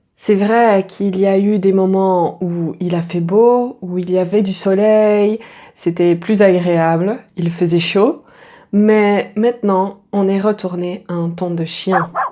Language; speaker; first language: French; native; French